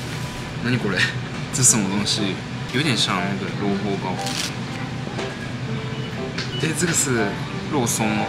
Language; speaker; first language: Chinese; early bilingual, heritage; Japanese